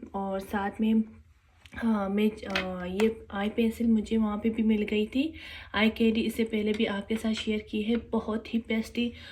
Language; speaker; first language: Urdu; non-native, local second language; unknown